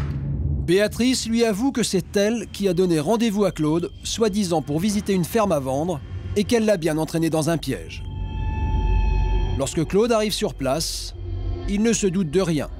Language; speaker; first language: French; native; French